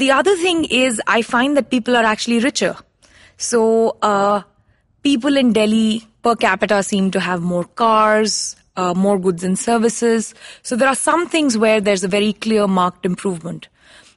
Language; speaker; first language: English; non-native, local second language; Hindi